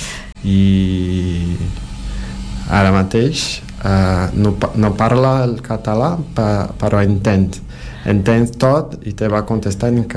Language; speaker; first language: Catalan; non-native, fluent; Portuguese